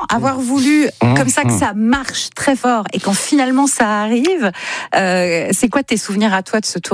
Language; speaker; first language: French; native; French